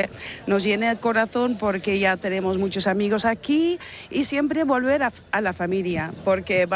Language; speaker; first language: Spanish; non-native, fluent; Dutch